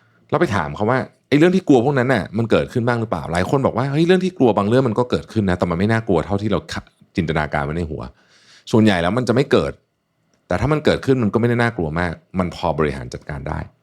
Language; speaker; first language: Thai; native; Thai